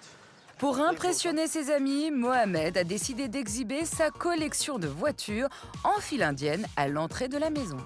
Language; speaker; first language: French; native; French